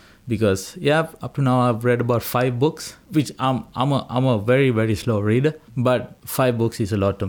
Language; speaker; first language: English; non-native, local second language; Sinhala